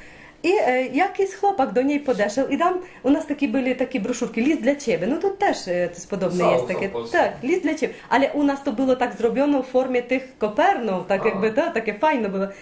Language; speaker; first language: Polish; non-native, learner; Ukrainian